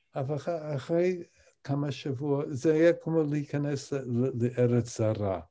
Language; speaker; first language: Hebrew; non-native, fluent; English